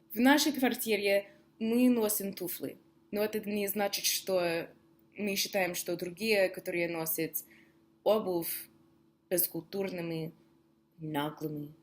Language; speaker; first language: Russian; non-native, fluent; English